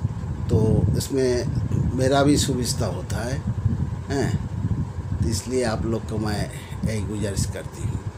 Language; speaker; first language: Hindi; non-native, local second language; Bangla